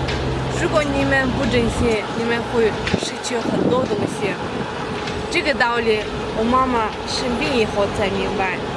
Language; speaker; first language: Chinese; non-native, fluent; Kyrgyz